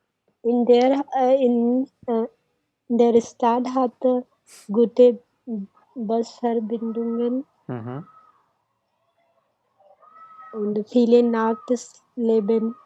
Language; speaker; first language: German; non-native, learner; Hindi